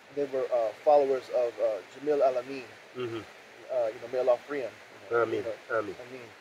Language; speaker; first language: English; native; English